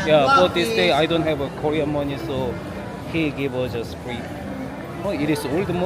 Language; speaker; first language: English; non-native, learner; Korean